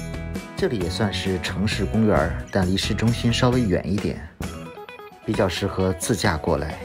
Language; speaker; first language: Chinese; native; Chinese